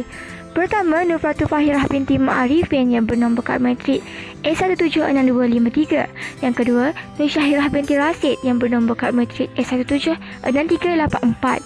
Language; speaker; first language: Malay; native; Malay